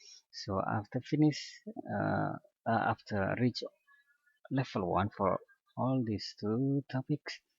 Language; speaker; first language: English; non-native, fluent; Indonesian